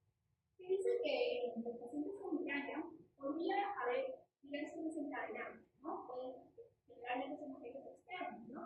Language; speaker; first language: Spanish; native; Spanish